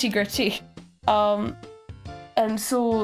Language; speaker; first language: English; native; English